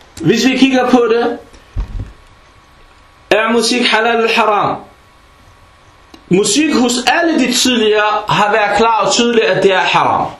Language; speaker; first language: Danish; early bilingual, other home language; Arabic